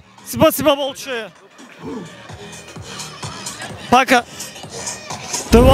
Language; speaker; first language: Russian; non-native, learner; Turkish